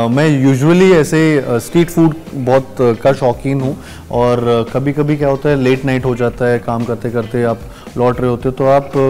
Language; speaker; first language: Hindi; native; Hindi